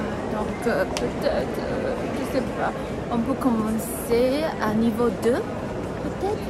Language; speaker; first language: French; non-native, learner; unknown